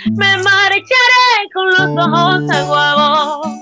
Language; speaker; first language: Spanish; native; Spanish